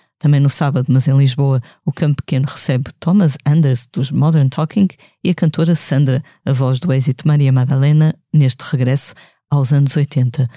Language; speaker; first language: Portuguese; native; Portuguese